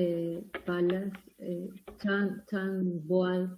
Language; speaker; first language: English; non-native, learner; Spanish